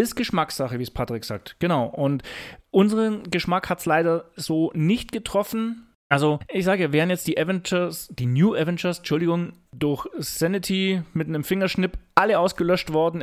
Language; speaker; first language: German; native; German